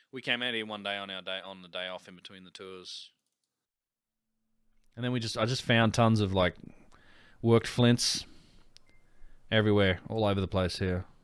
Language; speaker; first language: English; native; English